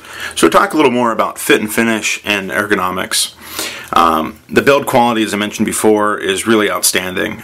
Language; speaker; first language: English; native; English